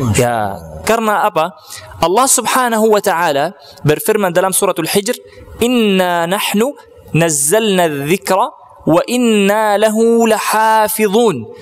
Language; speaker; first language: Malay; non-native, fluent; Arabic